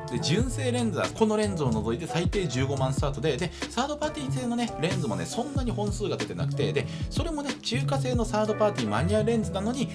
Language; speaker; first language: Japanese; native; Japanese